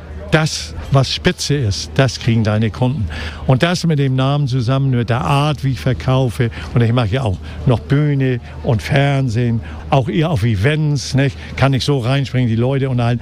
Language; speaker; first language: German; native; German